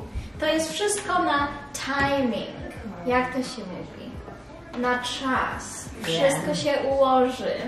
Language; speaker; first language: Polish; early bilingual, heritage; English